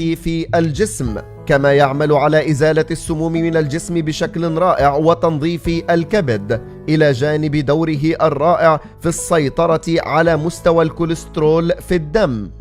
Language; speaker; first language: Arabic; native; Arabic